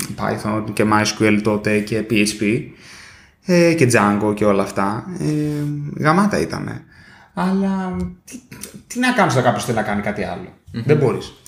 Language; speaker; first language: Greek; early bilingual, heritage; Greek